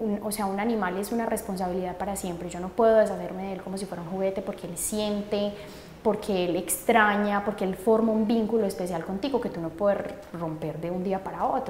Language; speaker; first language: Spanish; native; Spanish